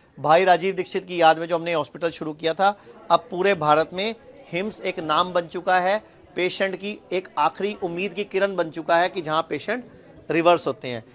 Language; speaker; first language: Hindi; native; Hindi